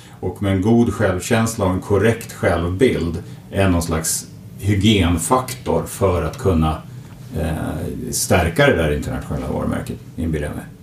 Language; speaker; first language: Swedish; native; Swedish